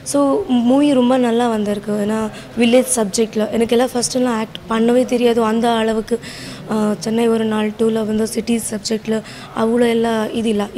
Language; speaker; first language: Tamil; non-native, local second language; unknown